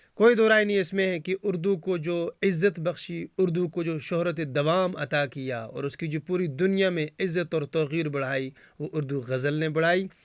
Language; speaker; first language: Urdu; native; Urdu